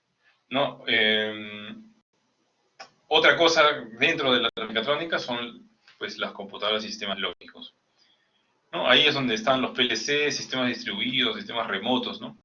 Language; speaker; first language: Spanish; native; Spanish